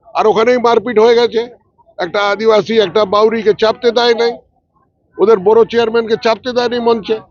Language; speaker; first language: Bangla; early bilingual, other home language; Punjabi